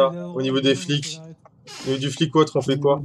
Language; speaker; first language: French; native; French